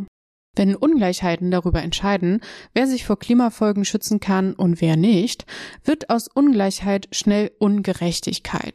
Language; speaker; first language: German; native; German